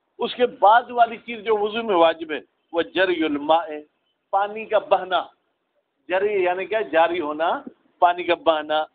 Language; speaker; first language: Urdu; non-native, local second language; Sindhi